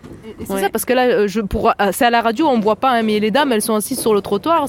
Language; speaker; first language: French; native; French